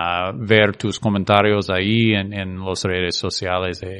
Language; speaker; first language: Spanish; non-native, fluent; English